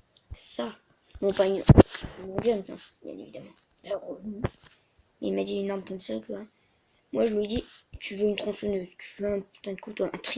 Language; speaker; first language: French; native; French